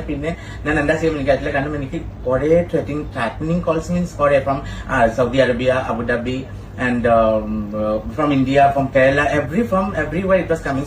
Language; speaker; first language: Malayalam; non-native, fluent; Assamese